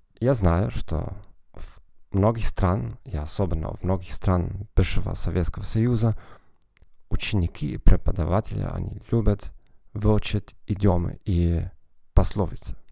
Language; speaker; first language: Russian; non-native, fluent; German